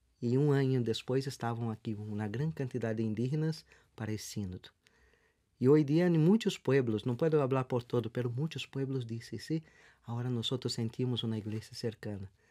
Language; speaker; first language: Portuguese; native; Portuguese